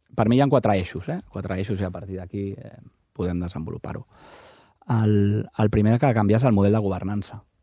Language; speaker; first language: Catalan; native; Catalan